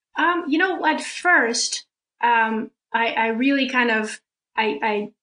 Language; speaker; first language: English; early bilingual, other home language; Russian